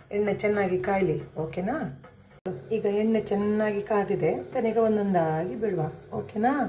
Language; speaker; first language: Kannada; native; Kannada